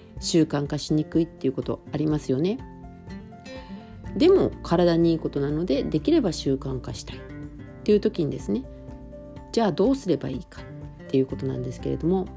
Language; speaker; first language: Japanese; native; Japanese